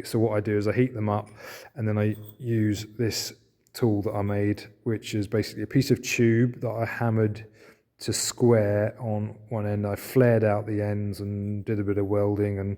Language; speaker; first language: English; native; English